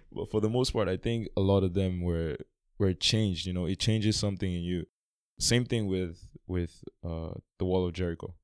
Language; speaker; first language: English; non-native, local second language; Yoruba